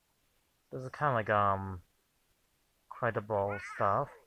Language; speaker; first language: English; native; English